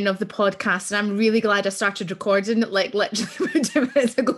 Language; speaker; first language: English; native; English